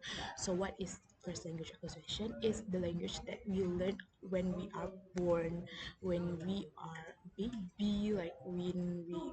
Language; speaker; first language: English; non-native, learner; Indonesian